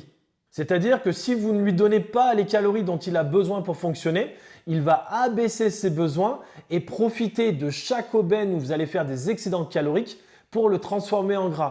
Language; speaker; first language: French; native; French